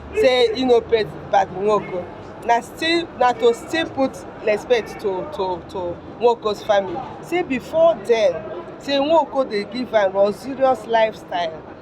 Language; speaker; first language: Nigerian Pidgin; non-native, local second language; Igbo